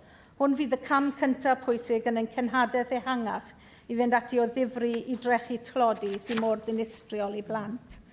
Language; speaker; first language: Welsh; native; Welsh